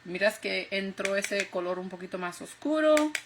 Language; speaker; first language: Spanish; early bilingual, heritage; Spanish